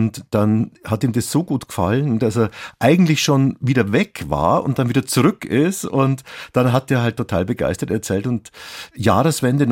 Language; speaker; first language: German; native; German